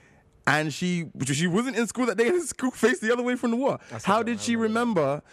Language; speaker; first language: English; native; English